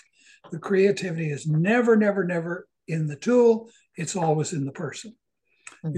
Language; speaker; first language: English; native; English